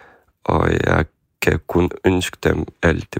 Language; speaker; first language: Danish; non-native, fluent; Ukrainian